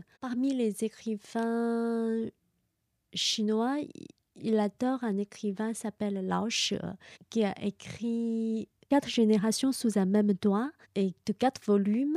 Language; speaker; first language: French; non-native, fluent; Chinese